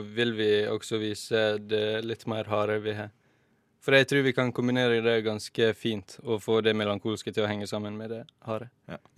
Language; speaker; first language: Norwegian; native; Norwegian